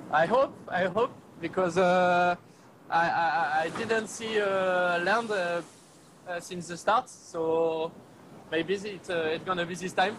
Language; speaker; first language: English; non-native, learner; French